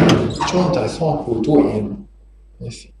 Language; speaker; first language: Chinese; non-native, learner; Japanese